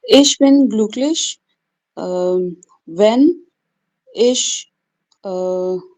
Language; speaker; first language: German; non-native, learner; Urdu